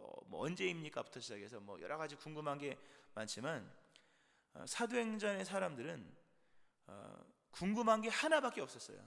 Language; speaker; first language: Korean; native; Korean